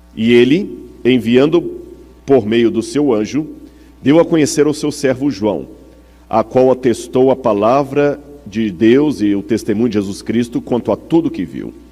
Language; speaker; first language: Portuguese; native; Portuguese